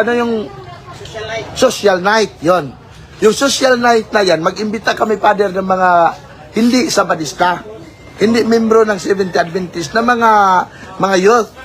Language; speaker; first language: Filipino; non-native, local second language; Cebuano